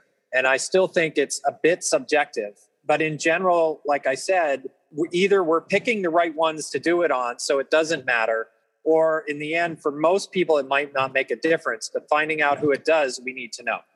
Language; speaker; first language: English; native; English